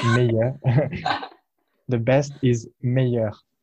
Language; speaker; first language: French; native; French